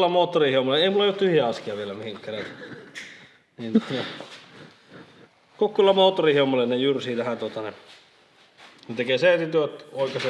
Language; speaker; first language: Finnish; native; Finnish